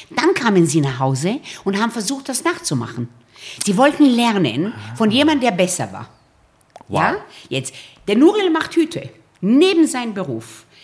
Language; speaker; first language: German; early bilingual, other home language; Romanian